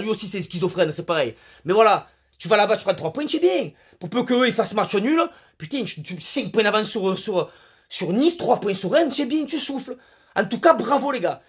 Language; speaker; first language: French; native; French